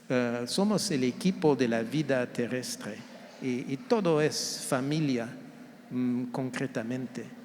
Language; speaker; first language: Spanish; non-native, fluent; French